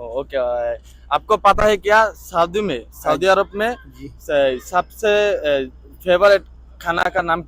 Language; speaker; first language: Hindi; non-native, learner; Bangla